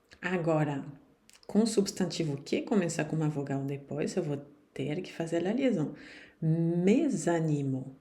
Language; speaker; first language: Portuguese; non-native, fluent; French